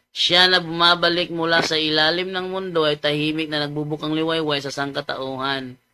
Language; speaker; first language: Filipino; non-native, local second language; Cebuano